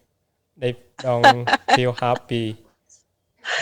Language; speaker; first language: English; non-native, learner; Vietnamese